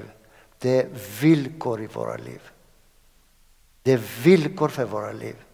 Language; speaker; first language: Swedish; non-native, fluent; Greek